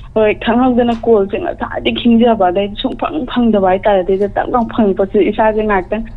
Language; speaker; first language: Manipuri; native; Manipuri